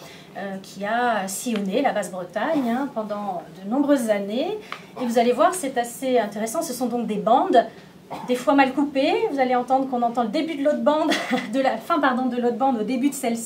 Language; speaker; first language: French; native; French